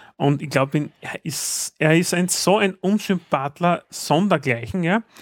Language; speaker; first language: German; native; German